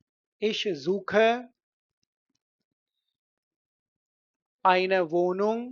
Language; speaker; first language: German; non-native, local second language; Hindi